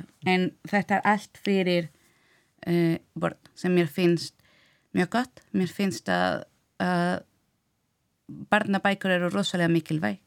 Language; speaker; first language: Icelandic; non-native, learner; Spanish